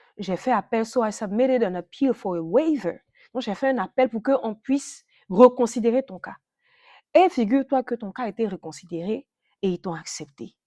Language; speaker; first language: French; native; French